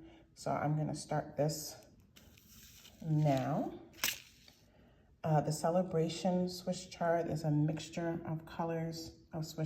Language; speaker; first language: English; native; English